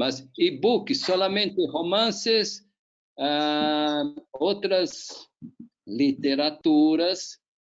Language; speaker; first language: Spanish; non-native, learner; Portuguese